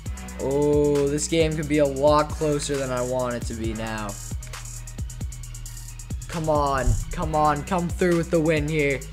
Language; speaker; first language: English; native; English